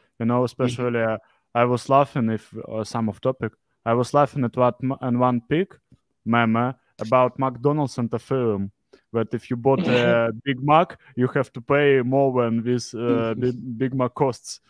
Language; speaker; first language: English; non-native, fluent; Russian